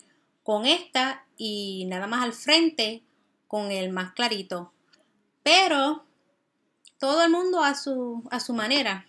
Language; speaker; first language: Spanish; early bilingual, heritage; Spanish